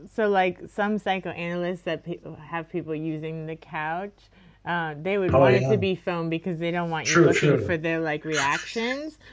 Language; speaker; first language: English; native; English